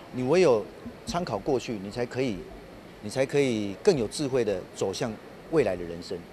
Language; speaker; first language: Chinese; non-native, local second language; Min Nan Chinese